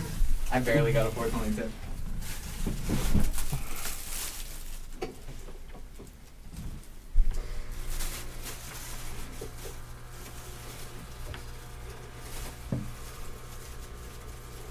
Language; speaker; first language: English; native; English